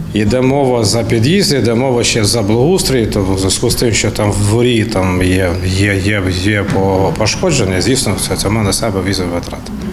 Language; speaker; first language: Ukrainian; native; Ukrainian